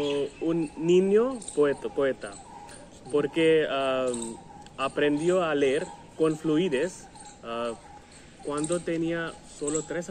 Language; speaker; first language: Spanish; non-native, learner; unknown